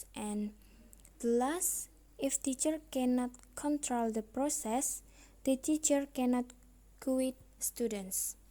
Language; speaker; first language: English; non-native, learner; Indonesian